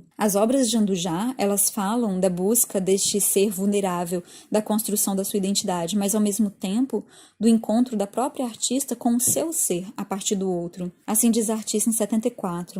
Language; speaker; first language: Portuguese; native; Portuguese